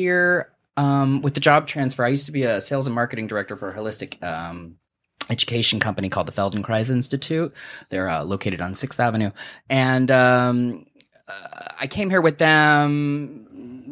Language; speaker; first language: English; native; English